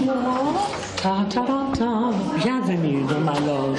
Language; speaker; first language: French; non-native, fluent; English